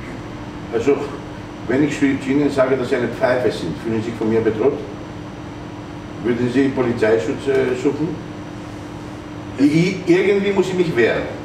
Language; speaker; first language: German; non-native, fluent; Greek